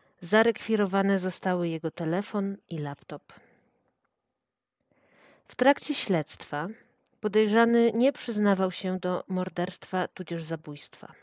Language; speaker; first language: Polish; native; Polish